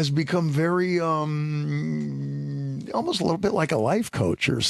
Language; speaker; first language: English; native; English